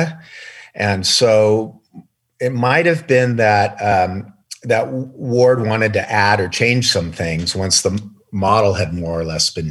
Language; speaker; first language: English; native; English